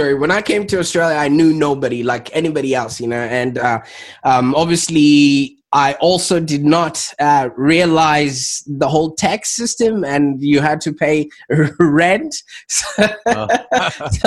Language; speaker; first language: English; non-native, local second language; Shona